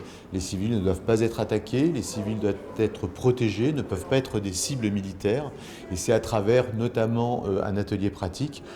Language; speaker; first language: French; native; French